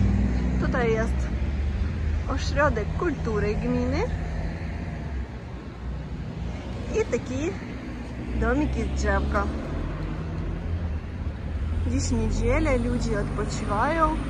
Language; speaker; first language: Polish; non-native, learner; Russian